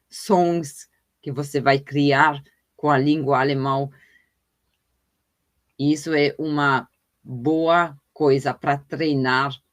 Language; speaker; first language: Portuguese; non-native, fluent; German